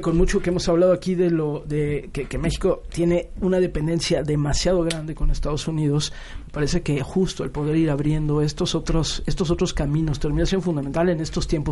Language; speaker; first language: Spanish; native; Spanish